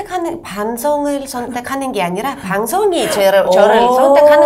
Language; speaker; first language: Korean; non-native, fluent; Russian